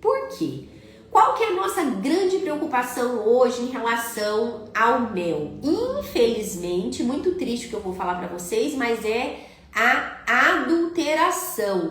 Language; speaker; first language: Portuguese; native; Portuguese